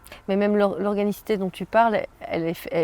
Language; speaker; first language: French; native; French